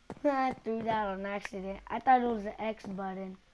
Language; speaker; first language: English; native; English